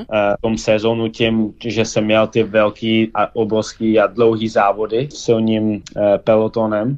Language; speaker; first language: Czech; early bilingual, heritage; Czech